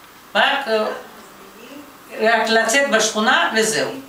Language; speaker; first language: Hebrew; non-native, fluent; Georgian